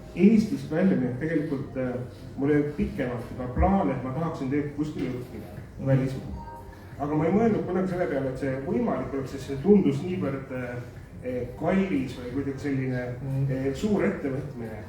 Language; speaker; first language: Estonian; native; Estonian